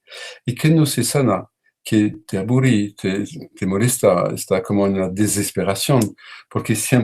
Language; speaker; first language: Spanish; non-native, learner; French